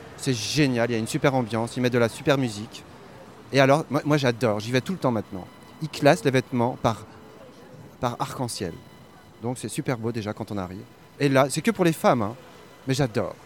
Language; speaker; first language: French; native; French